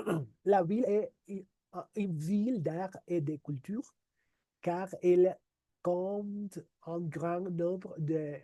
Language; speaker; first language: French; non-native, learner; Spanish